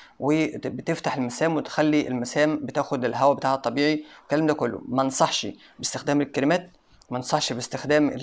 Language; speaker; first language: Arabic; native; Arabic